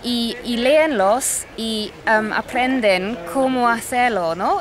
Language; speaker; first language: Spanish; non-native, fluent; English